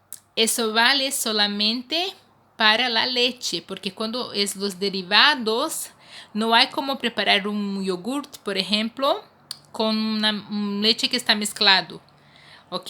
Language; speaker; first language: Spanish; non-native, fluent; Portuguese